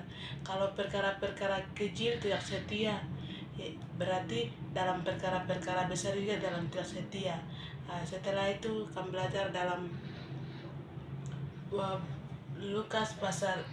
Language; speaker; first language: Indonesian; non-native, local second language; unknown